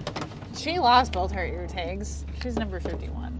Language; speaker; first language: English; native; English